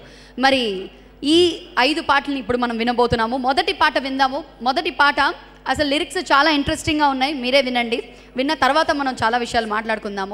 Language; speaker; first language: Telugu; native; Telugu